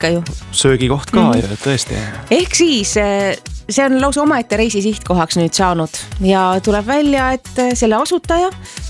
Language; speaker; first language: Estonian; native; Estonian